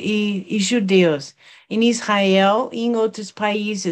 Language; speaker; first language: Portuguese; non-native, fluent; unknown